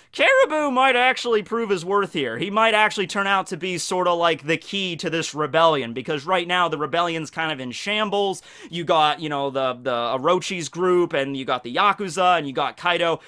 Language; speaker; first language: English; native; English